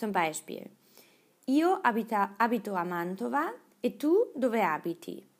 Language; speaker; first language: Italian; non-native, fluent; German